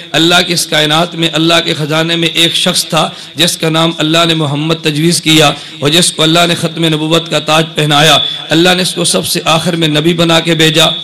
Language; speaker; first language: Urdu; non-native, local second language; Punjabi